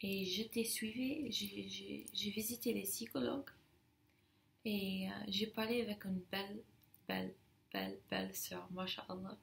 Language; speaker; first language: French; non-native, fluent; English